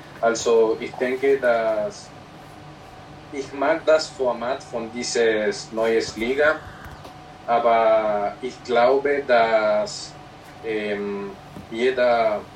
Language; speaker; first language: German; non-native, learner; Spanish